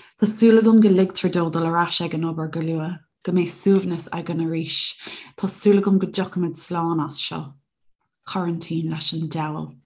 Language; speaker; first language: Irish; native; Irish